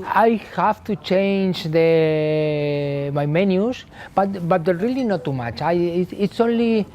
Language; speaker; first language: English; non-native, learner; Spanish